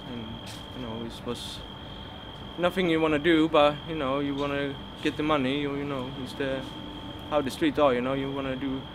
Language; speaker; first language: English; non-native, fluent; Swedish